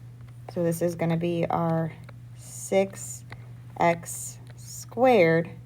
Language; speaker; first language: English; native; English